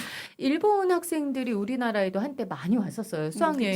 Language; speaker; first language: Korean; native; Korean